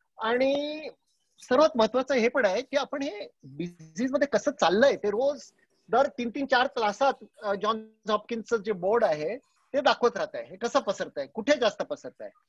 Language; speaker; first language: Marathi; non-native, local second language; Gujarati